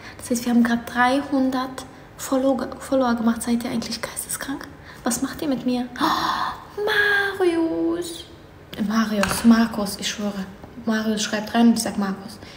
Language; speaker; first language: German; early bilingual, other home language; Polish